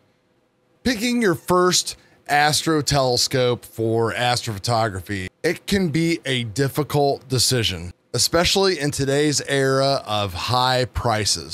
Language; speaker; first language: English; native; English